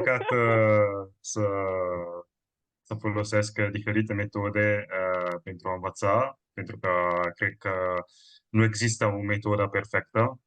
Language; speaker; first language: Romanian; non-native, fluent; Italian